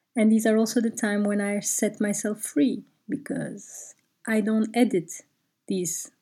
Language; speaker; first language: English; non-native, fluent; Turkish